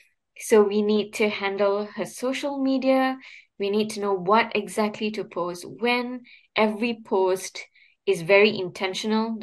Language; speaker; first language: English; non-native, local second language; Tamil